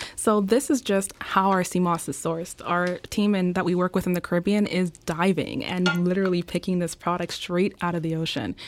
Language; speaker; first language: English; native; English